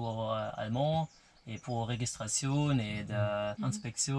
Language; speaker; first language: French; non-native, learner; German